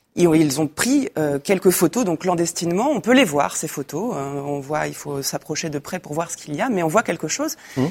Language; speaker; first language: French; native; French